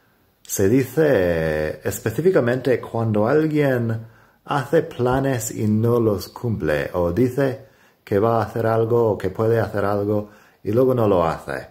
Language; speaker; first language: Spanish; non-native, fluent; English